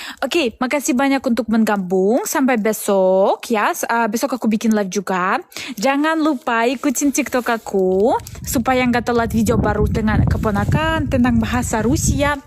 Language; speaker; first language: Indonesian; non-native, learner; Russian